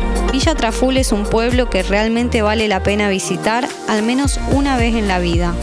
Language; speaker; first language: Spanish; native; Spanish